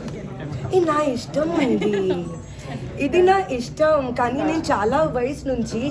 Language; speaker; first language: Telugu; non-native, fluent; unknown